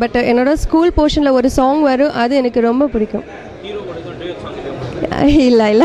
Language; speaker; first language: Tamil; non-native, local second language; Kannada